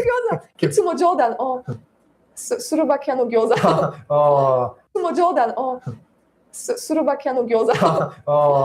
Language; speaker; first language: Japanese; non-native, learner; Slovak